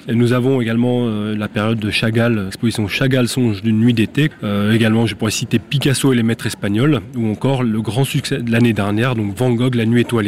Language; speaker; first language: French; native; French